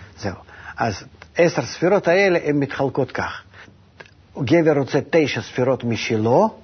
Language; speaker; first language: Hebrew; non-native, fluent; Russian